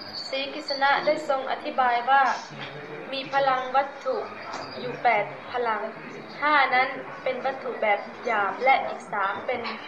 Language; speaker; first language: Thai; native; Thai